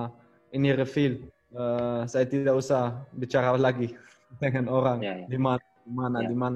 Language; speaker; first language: Indonesian; non-native, learner; Dutch